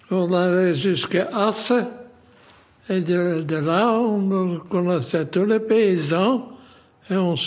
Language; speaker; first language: French; native; French